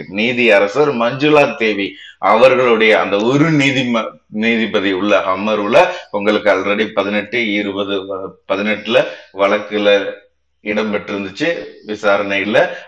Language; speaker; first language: Tamil; native; Tamil